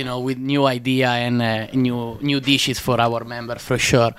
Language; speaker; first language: English; non-native, learner; Italian